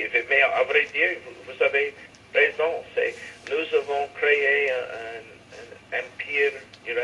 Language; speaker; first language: French; non-native, learner; English